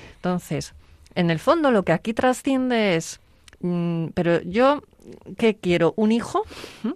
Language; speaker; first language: Spanish; native; Spanish